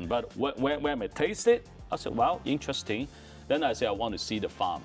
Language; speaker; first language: English; non-native, fluent; Chinese